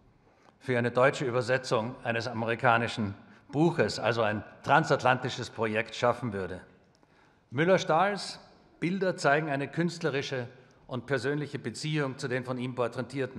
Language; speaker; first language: German; native; German